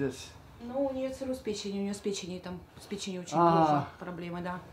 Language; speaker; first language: Russian; native; Russian